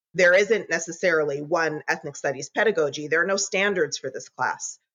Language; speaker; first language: English; native; English